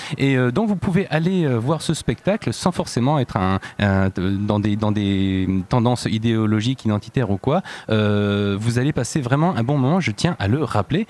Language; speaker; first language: French; native; French